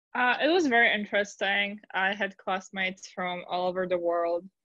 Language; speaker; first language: English; non-native, fluent; Polish